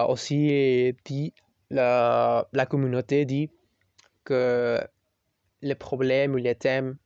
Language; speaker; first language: French; non-native, learner; Spanish